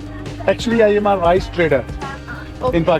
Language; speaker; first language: English; non-native, learner; Urdu